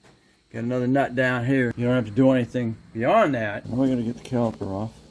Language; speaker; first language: English; native; English